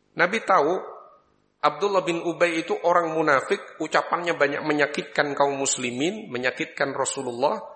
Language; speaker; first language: Malay; non-native, local second language; Javanese